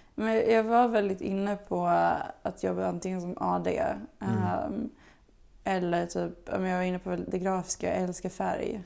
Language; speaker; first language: Swedish; early bilingual, other home language; Bosnian